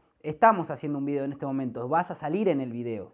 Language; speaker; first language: Spanish; native; Spanish